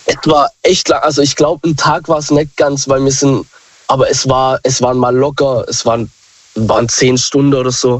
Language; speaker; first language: German; native; German